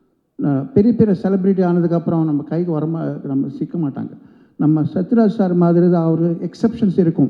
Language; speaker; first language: Tamil; non-native, local second language; Telugu